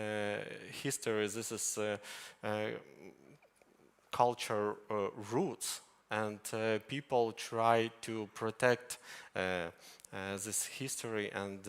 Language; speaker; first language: English; non-native, learner; Ukrainian